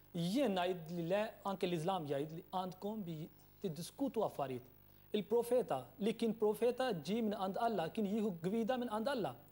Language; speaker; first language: Maltese; non-native, fluent; Urdu